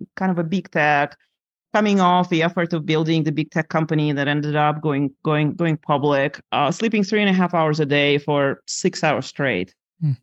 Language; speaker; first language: English; non-native, fluent; Lithuanian